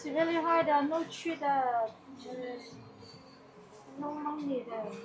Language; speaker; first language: English; non-native, learner; Chinese